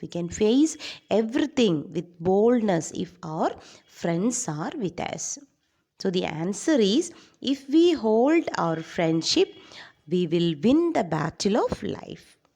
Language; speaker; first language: English; non-native, local second language; Malayalam